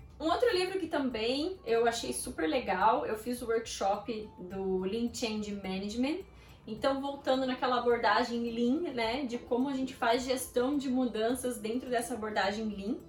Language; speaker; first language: Portuguese; native; Portuguese